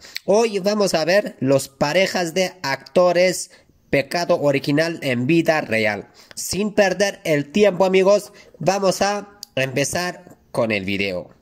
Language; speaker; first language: Spanish; non-native, fluent; Turkish